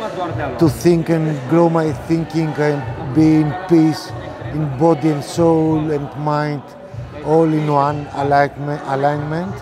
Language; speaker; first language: English; non-native, fluent; Greek